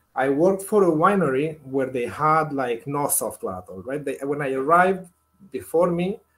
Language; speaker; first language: English; non-native, fluent; Spanish